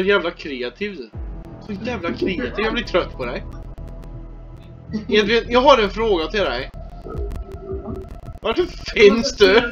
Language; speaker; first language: Swedish; native; Swedish